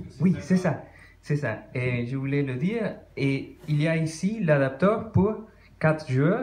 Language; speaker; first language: French; non-native, fluent; Spanish